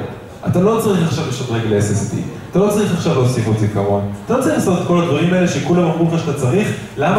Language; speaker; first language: Hebrew; native; Hebrew